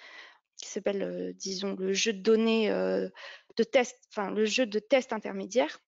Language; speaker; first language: French; native; French